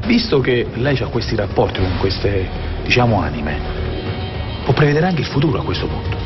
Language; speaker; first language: Italian; native; Italian